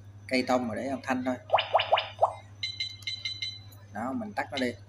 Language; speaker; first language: Vietnamese; native; Vietnamese